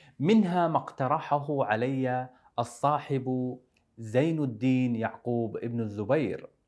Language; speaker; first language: Arabic; native; Arabic